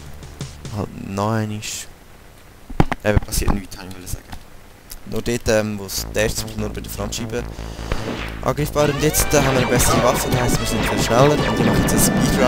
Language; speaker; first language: German; native; German